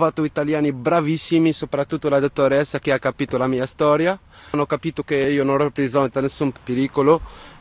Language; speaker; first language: Italian; non-native, fluent; Arabic